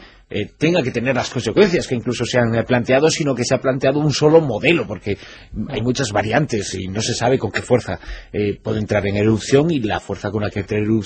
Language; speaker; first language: Spanish; native; Spanish